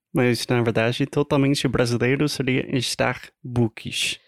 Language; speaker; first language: Portuguese; non-native, fluent; English